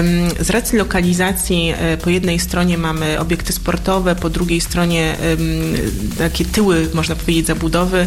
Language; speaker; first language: Polish; native; Polish